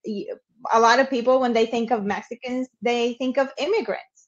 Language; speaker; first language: English; non-native, fluent; Spanish